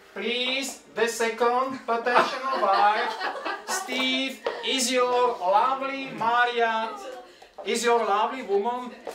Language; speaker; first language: English; non-native, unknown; Slovak